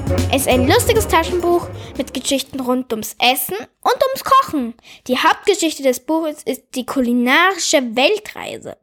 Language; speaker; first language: German; native; German